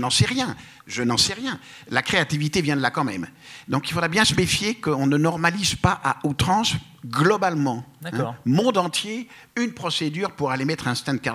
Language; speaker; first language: French; native; French